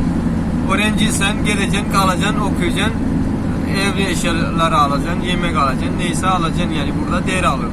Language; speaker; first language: Turkish; non-native, learner; Urdu